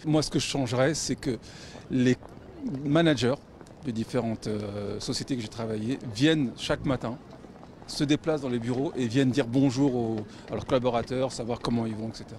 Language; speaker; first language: French; native; French